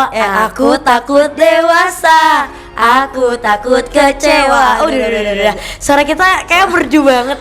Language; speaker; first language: Indonesian; native; Indonesian